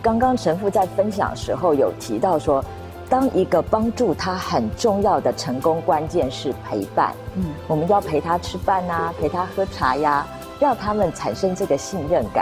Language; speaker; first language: Chinese; native; Chinese